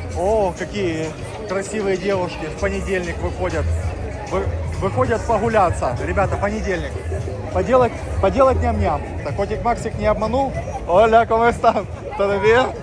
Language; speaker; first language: Russian; native; Russian